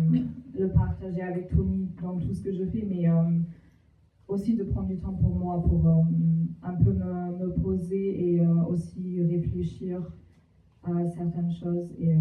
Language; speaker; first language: French; non-native, fluent; German